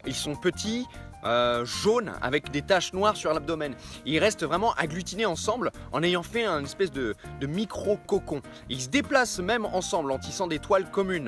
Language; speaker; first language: French; native; French